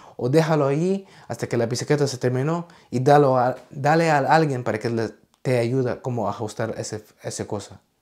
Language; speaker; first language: Spanish; early bilingual, heritage; Spanish